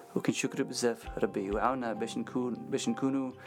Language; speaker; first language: Arabic; non-native, fluent; English